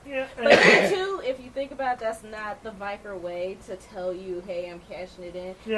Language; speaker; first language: English; native; English